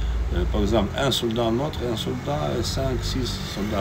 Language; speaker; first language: French; non-native, learner; Ukrainian